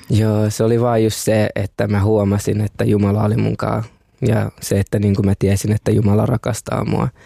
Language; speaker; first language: Finnish; early bilingual, other home language; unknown